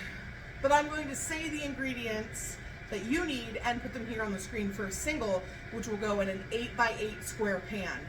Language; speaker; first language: English; native; English